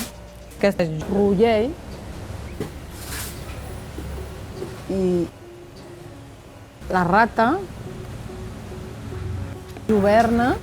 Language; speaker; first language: Catalan; non-native, fluent; Fula